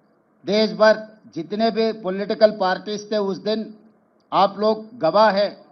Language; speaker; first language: Hindi; non-native, local second language; Telugu